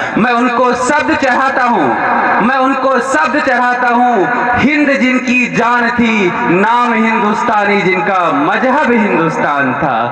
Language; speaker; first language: Hindi; native; Hindi